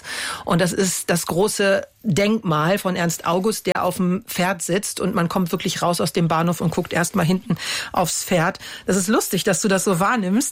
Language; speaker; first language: German; native; German